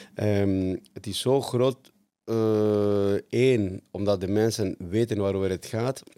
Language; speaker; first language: Dutch; non-native, fluent; Spanish